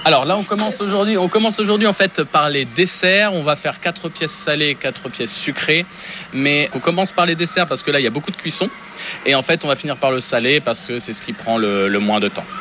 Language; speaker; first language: French; native; French